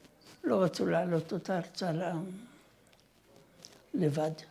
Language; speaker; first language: Hebrew; non-native, fluent; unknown